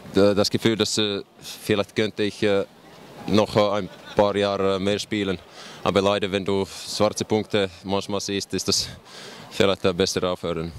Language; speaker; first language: German; non-native, fluent; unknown